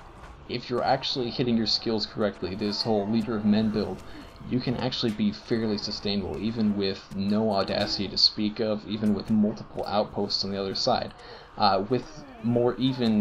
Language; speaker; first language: English; native; English